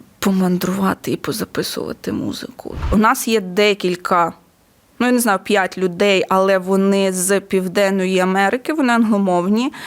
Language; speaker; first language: Ukrainian; non-native, local second language; Russian